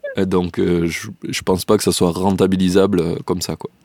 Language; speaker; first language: French; native; French